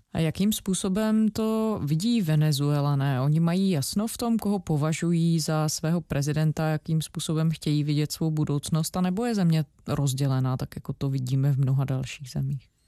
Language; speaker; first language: Czech; native; Czech